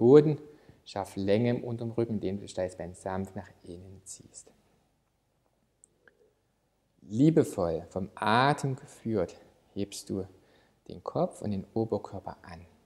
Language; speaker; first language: German; native; German